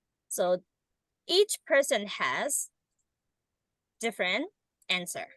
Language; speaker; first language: English; non-native, learner; Burmese